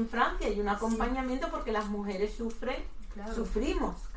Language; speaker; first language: Spanish; native; Spanish